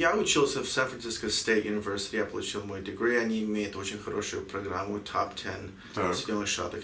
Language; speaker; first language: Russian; early bilingual, heritage; Russian